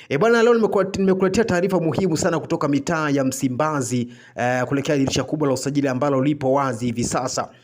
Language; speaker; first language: Swahili; native; Swahili